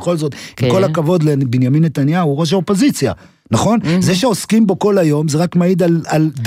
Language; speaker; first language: Hebrew; native; Hebrew